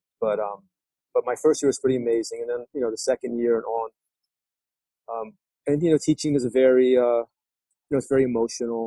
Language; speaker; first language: English; native; English